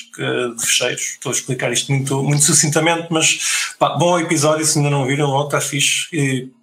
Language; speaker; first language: Portuguese; non-native, fluent; Dutch